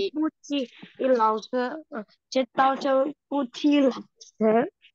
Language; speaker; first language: Chinese; non-native, learner; Indonesian